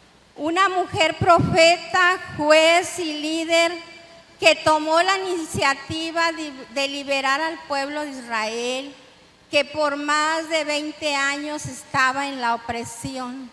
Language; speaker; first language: Spanish; native; Spanish